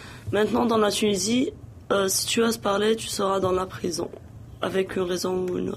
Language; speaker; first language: French; non-native, local second language; Arabic